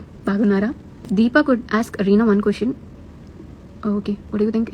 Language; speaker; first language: Telugu; non-native, learner; Tamil